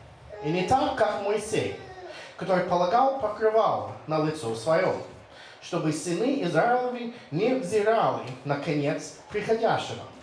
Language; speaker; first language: Russian; non-native, fluent; English